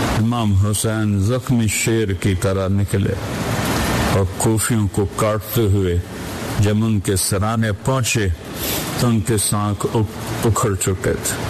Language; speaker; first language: Urdu; non-native, local second language; Punjabi